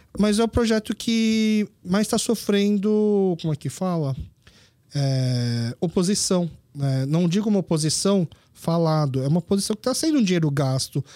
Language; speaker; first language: Portuguese; early bilingual, other home language; Korean